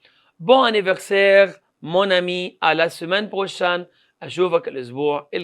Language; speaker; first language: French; non-native, fluent; Arabic